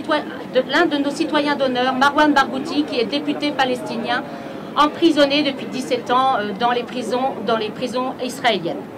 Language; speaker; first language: French; native; French